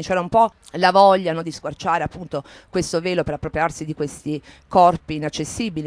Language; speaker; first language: Italian; native; Italian